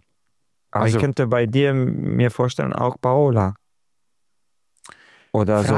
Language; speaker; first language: German; non-native, learner; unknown